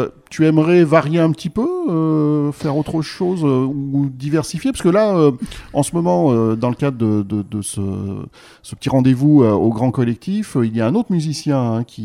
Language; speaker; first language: French; native; French